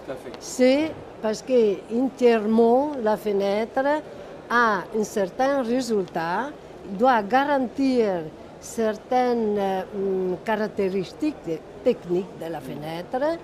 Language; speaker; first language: French; non-native, fluent; Italian